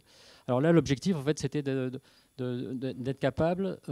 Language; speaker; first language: French; native; French